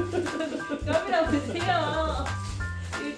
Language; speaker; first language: Korean; non-native, learner; Filipino